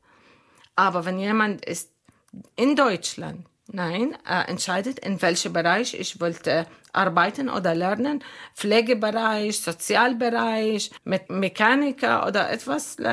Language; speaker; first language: German; non-native, fluent; Arabic